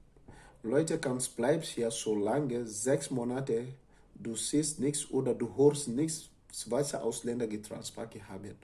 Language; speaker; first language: German; non-native, learner; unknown